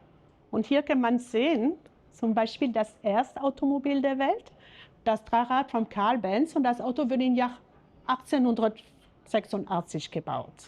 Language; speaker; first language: German; non-native, fluent; French